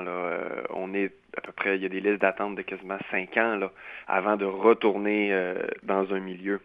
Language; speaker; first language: French; native; French